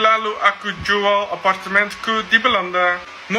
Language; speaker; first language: Indonesian; non-native, fluent; Dutch